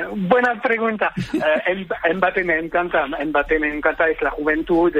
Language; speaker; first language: Spanish; non-native, fluent; French